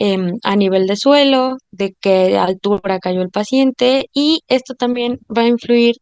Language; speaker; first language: Spanish; native; Spanish